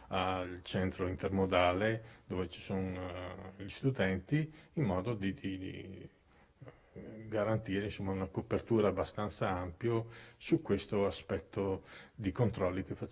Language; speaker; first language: Italian; native; Italian